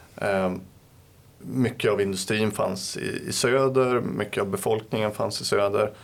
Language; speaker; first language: Swedish; native; Swedish